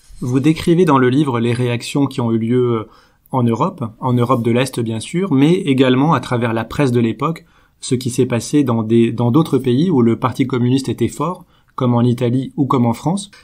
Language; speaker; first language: French; native; French